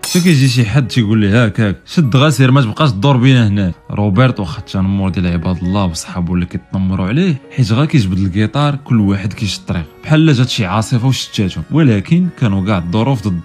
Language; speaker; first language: Arabic; native; Arabic